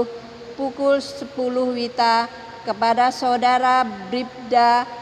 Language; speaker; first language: Indonesian; native; Indonesian